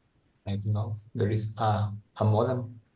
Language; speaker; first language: English; non-native, learner; Spanish